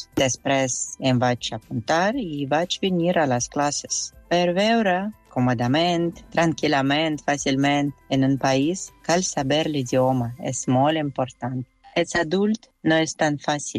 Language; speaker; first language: Catalan; non-native, learner; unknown